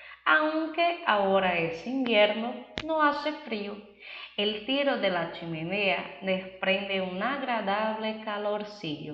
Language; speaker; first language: Spanish; non-native, fluent; Portuguese